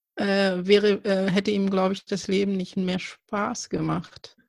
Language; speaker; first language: German; early bilingual, other home language; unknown